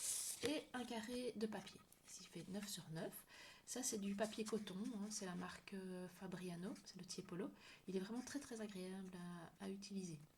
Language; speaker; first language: French; native; French